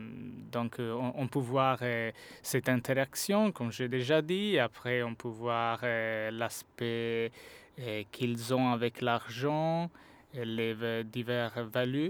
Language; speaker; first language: French; non-native, learner; Italian